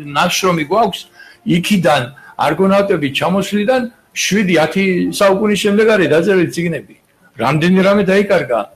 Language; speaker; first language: Georgian; native; Georgian